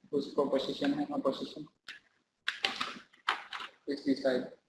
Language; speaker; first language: English; non-native, learner; Indonesian